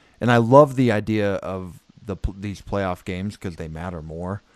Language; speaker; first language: English; native; English